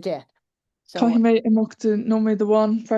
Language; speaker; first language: Irish; non-native, learner; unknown